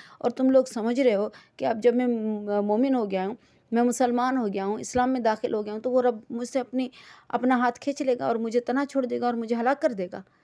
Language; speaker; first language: Urdu; non-native, local second language; Sindhi